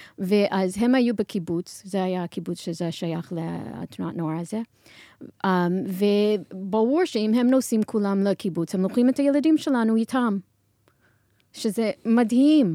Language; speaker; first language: Hebrew; non-native, fluent; English